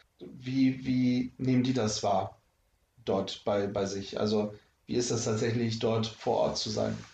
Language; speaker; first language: German; native; German